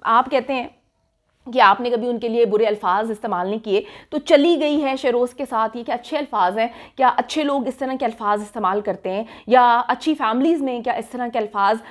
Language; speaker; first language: Urdu; native; Urdu